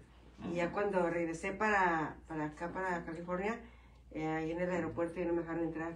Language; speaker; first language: Spanish; native; Spanish